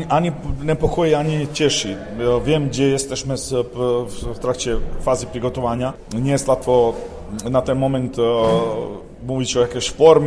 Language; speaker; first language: Polish; non-native, learner; Serbian